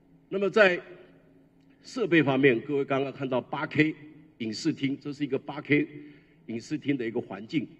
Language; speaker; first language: Chinese; native; Chinese